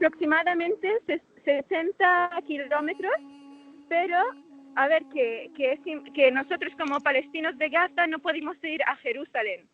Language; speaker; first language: Spanish; non-native, fluent; Arabic